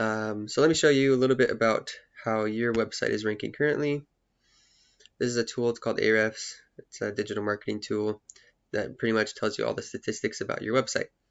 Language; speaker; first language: English; native; English